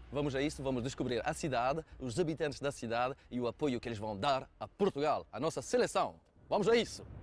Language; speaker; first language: Portuguese; early bilingual, heritage; French